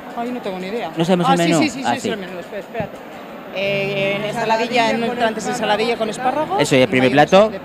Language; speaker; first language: Spanish; native; Spanish